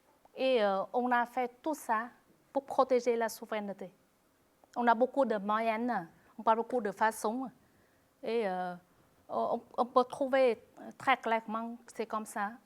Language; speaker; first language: French; non-native, fluent; Vietnamese